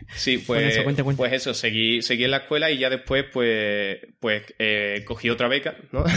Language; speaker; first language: Spanish; native; Spanish